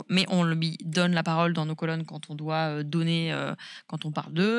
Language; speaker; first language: French; native; French